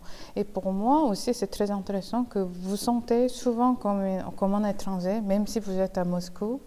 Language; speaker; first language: French; non-native, fluent; Korean